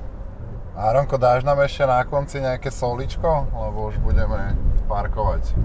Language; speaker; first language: Slovak; native; Slovak